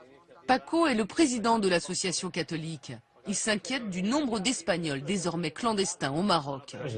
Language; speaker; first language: French; native; French